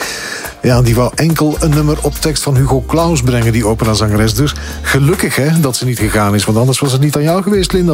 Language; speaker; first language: Dutch; native; Dutch